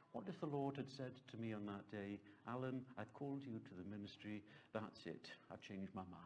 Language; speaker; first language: English; native; English